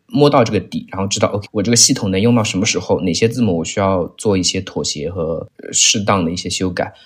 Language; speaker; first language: Chinese; native; Chinese